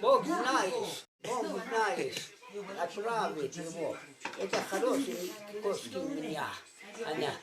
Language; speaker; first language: Russian; non-native, learner; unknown